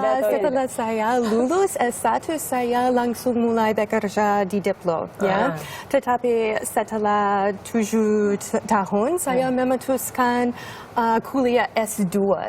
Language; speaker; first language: Indonesian; non-native, fluent; English